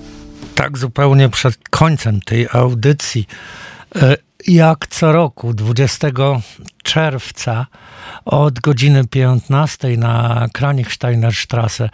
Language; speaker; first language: Polish; native; Polish